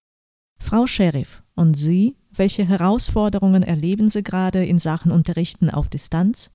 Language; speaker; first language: German; native; German